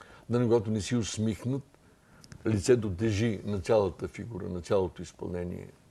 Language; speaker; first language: Bulgarian; native; Bulgarian